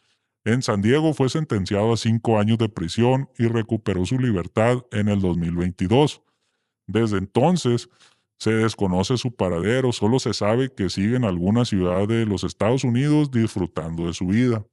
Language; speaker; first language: Spanish; native; Spanish